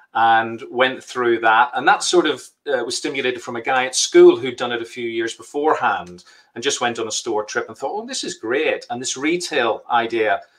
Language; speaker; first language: English; native; English